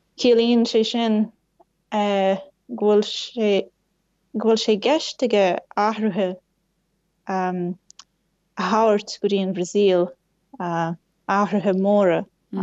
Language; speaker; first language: Irish; non-native, fluent; Portuguese